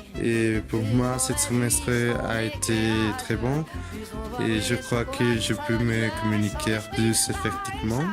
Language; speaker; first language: French; non-native, fluent; Spanish